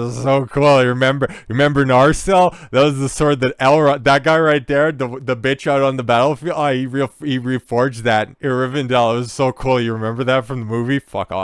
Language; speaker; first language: English; native; English